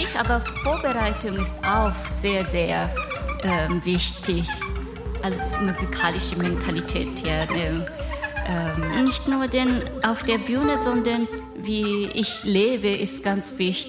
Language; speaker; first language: German; non-native, learner; Japanese